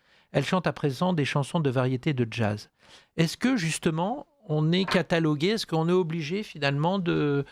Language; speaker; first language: French; native; French